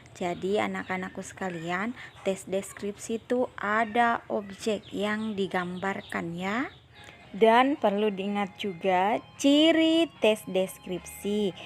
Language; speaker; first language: Indonesian; native; Indonesian